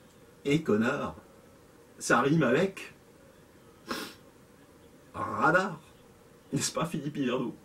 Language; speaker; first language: French; native; French